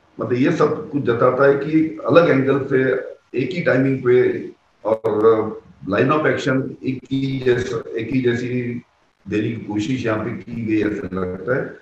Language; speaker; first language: Hindi; non-native, local second language; Marathi